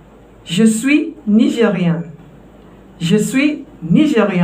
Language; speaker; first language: French; non-native, fluent; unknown